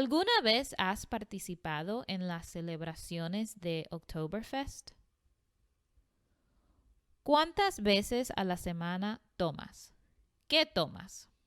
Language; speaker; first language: Spanish; non-native, fluent; English